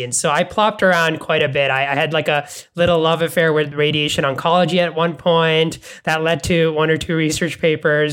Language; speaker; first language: English; non-native, local second language; Bangla